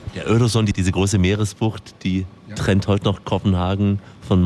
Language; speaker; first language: German; native; German